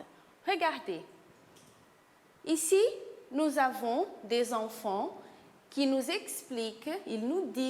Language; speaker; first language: French; non-native, fluent; Portuguese